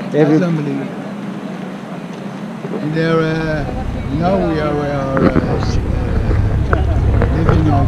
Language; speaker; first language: English; non-native, learner; Dutch